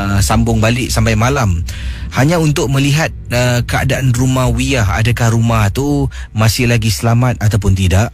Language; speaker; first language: Malay; native; Malay